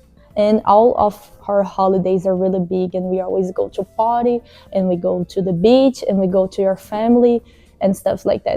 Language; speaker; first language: English; non-native, fluent; Portuguese